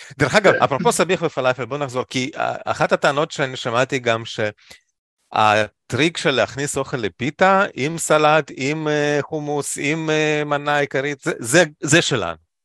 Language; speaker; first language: Hebrew; non-native, fluent; Russian